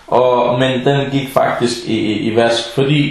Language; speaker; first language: Danish; early bilingual, other home language; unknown